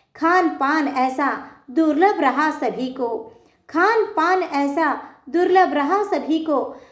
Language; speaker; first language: Hindi; non-native, local second language; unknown